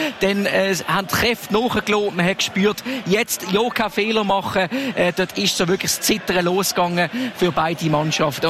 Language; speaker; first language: German; native; German